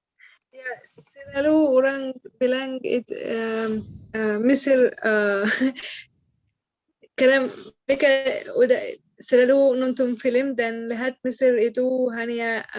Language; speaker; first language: Indonesian; non-native, learner; Arabic